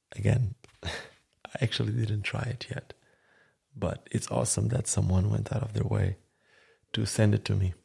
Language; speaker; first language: English; non-native, fluent; Croatian